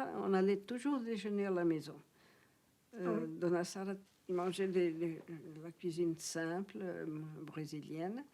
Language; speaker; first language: French; non-native, fluent; Portuguese